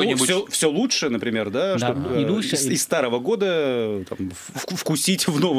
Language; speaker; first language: Russian; native; Russian